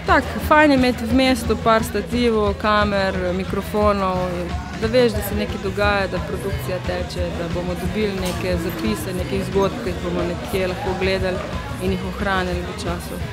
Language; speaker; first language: Slovenian; native; Slovenian